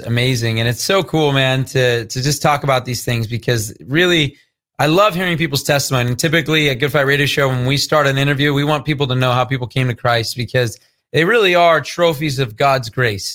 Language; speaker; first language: English; native; English